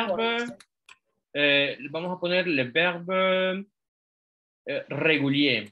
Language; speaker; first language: French; non-native, fluent; Spanish